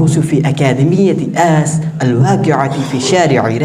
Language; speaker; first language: Arabic; non-native, learner; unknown